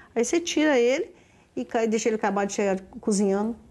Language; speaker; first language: Portuguese; native; Portuguese